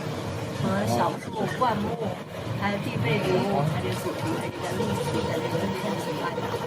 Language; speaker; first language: Chinese; native; Chinese